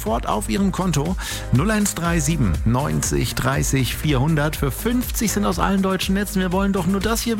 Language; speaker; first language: German; native; German